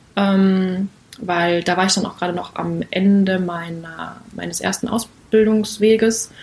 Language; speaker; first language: German; native; German